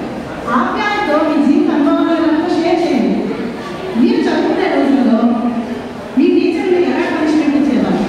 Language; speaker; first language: Telugu; native; Telugu